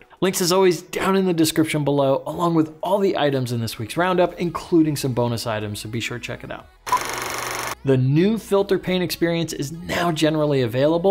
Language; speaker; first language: English; native; English